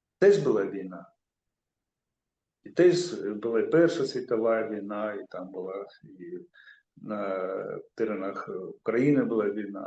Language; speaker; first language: Ukrainian; non-native, local second language; Russian